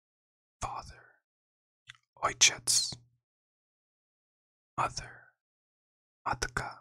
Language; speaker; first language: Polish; non-native, learner; English